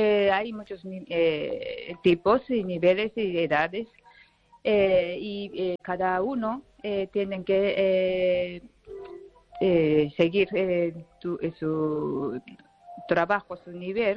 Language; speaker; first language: Spanish; non-native, learner; Japanese